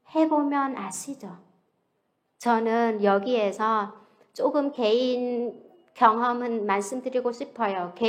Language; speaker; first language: Korean; non-native, fluent; Vietnamese